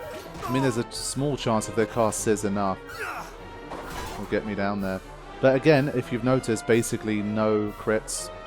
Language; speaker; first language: English; native; English